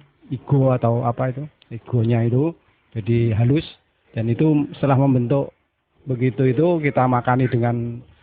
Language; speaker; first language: Indonesian; non-native, local second language; Javanese